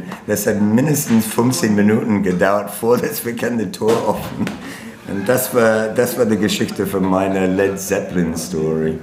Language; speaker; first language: German; non-native, learner; English